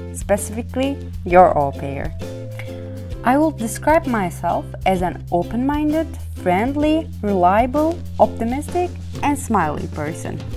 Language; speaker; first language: English; non-native, fluent; Turkish